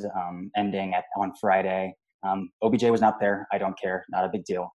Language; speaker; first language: English; native; English